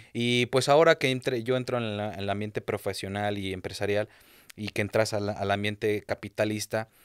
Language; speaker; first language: Spanish; native; Spanish